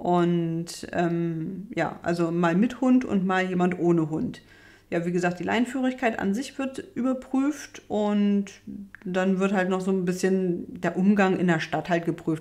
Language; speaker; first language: German; native; German